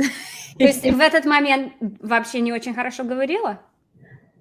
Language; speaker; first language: Russian; non-native, fluent; English